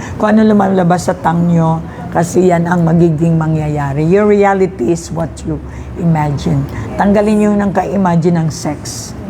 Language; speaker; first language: Filipino; non-native, local second language; Hiligaynon